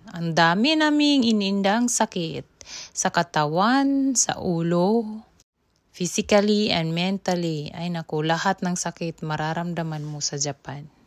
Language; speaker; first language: Filipino; native; Filipino